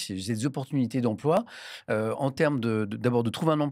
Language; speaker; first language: French; native; French